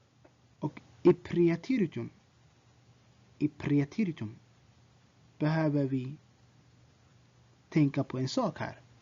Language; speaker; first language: Swedish; non-native, fluent; Tigrinya